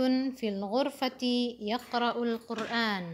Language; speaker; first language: Arabic; non-native, fluent; Indonesian